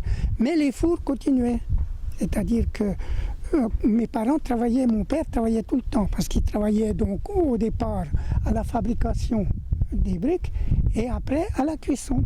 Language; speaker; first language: French; native; French